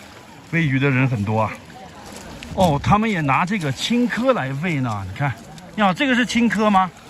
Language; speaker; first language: Chinese; native; Chinese